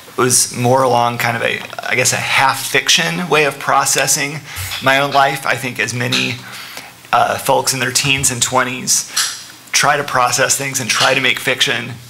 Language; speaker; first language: English; native; English